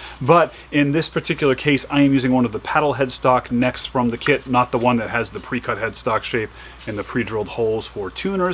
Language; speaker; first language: English; native; English